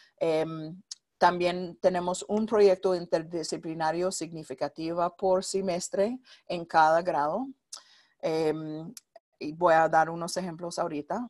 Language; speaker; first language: Spanish; non-native, fluent; English